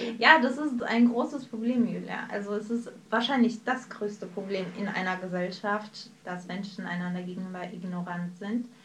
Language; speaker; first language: German; early bilingual, other home language; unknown